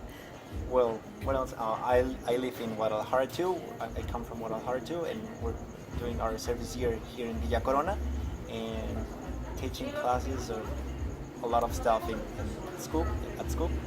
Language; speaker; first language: English; non-native, fluent; Spanish